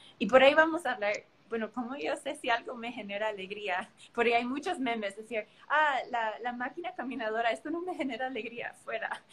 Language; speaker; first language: Spanish; early bilingual, heritage; Spanish